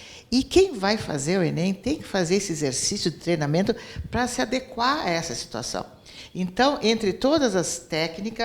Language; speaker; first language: Portuguese; native; Portuguese